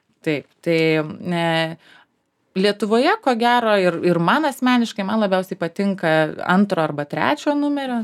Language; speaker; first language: Lithuanian; native; Lithuanian